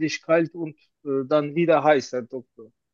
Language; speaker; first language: German; non-native, learner; Turkish